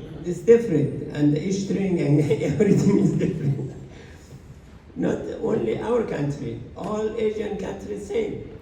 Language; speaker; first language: English; non-native, learner; Persian